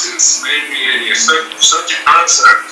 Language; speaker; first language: English; non-native, fluent; German